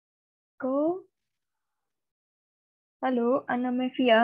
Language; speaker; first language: Spanish; non-native, learner; Indonesian